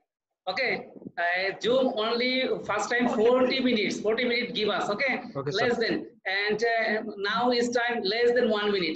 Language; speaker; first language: English; non-native, learner; Bangla